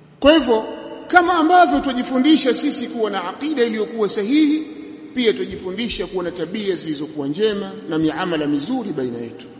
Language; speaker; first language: Swahili; native; Swahili